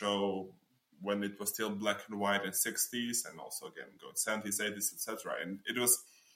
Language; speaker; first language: English; non-native, fluent; Slovenian